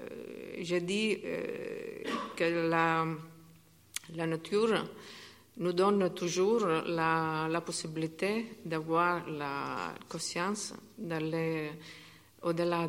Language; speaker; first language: French; non-native, learner; Italian